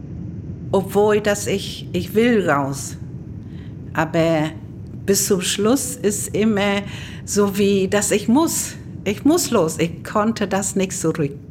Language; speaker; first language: German; non-native, learner; Vietnamese